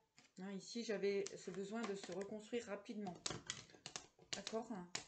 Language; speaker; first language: French; native; French